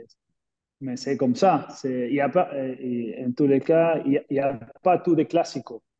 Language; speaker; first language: French; non-native, fluent; Spanish